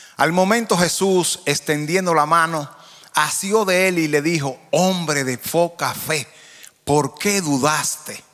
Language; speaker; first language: Spanish; native; Spanish